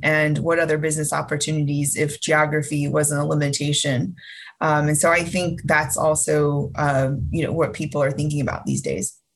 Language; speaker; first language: English; native; English